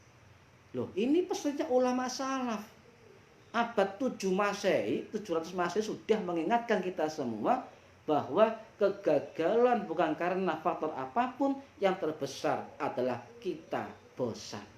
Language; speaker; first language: Indonesian; non-native, local second language; Javanese